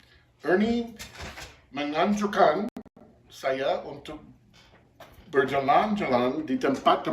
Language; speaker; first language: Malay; non-native, learner; English